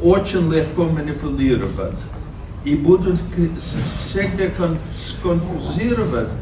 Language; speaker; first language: Russian; non-native, fluent; English